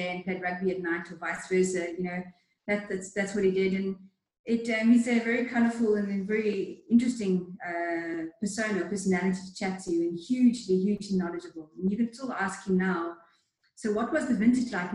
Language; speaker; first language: English; native; English